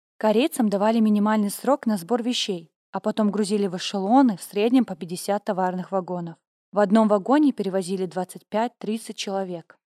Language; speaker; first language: Russian; native; Russian